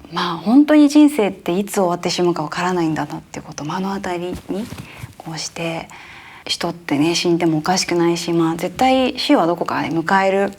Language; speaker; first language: Japanese; native; Japanese